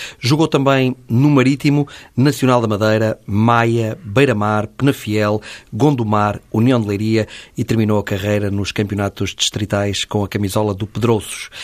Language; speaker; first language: Portuguese; native; Portuguese